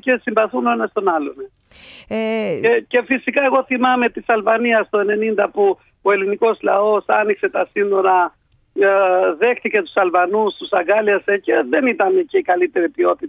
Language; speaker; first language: Greek; non-native, fluent; Albanian